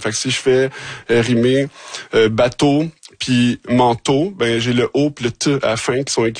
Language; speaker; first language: French; native; French